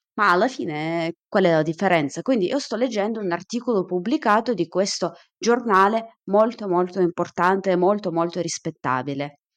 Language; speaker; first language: Italian; non-native, fluent; Russian